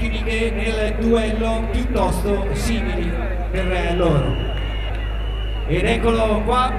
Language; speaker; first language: Italian; native; Italian